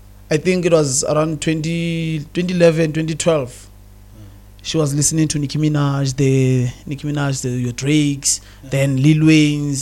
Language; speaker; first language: English; non-native, local second language; Xhosa